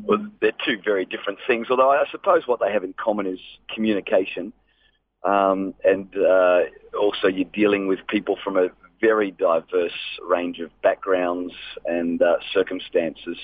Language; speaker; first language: English; native; English